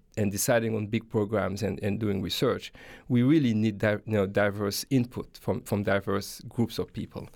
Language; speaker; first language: English; non-native, fluent; Haitian Creole